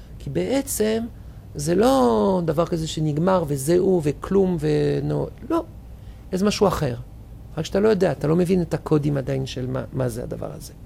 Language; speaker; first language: Hebrew; non-native, fluent; French